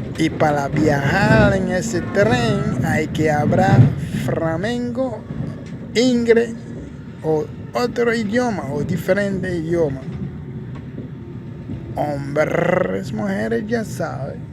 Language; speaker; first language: Spanish; non-native, fluent; Haitian Creole